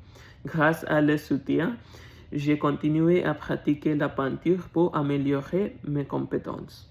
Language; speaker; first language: French; non-native, learner; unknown